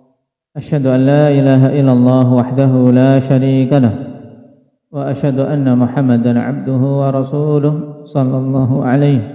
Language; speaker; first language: Arabic; non-native, fluent; Indonesian